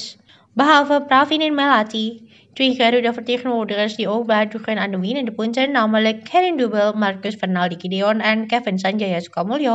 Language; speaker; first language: Dutch; non-native, learner; Indonesian